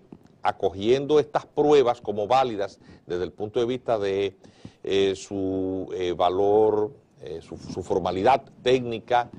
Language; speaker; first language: Spanish; native; Spanish